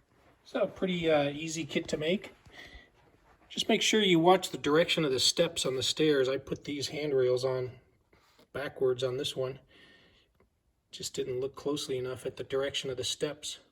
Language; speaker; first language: English; native; English